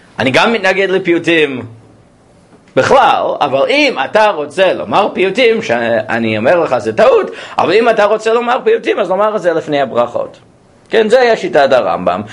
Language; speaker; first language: Hebrew; non-native, fluent; English